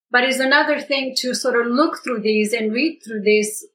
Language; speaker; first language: English; non-native, fluent; Romanian